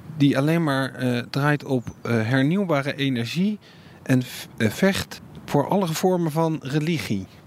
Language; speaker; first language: Dutch; native; Dutch